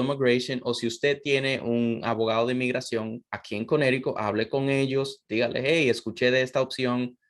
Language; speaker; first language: Spanish; non-native, fluent; English